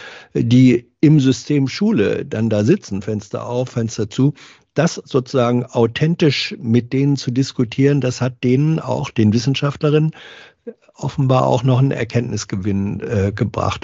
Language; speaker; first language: German; native; German